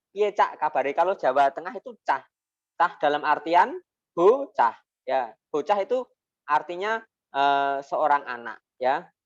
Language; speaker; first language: Indonesian; non-native, local second language; Javanese